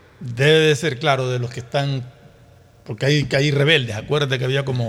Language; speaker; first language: Spanish; native; Spanish